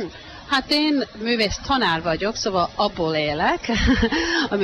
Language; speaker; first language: Hungarian; early bilingual, heritage; Hungarian